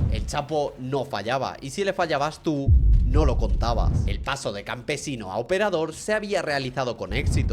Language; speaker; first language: Spanish; native; Spanish